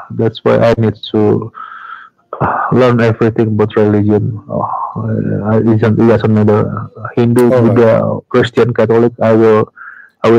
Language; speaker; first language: English; non-native, learner; Indonesian